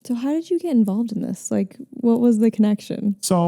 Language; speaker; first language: English; native; English